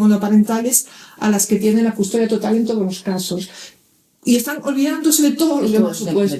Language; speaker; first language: Spanish; native; Spanish